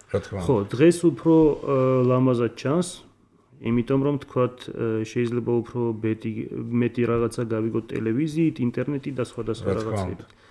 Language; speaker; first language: Georgian; non-native, local second language; Armenian